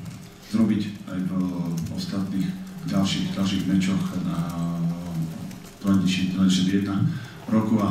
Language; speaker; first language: Polish; non-native, learner; Slovak